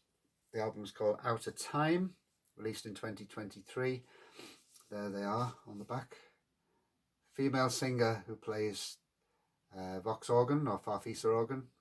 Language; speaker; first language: English; native; English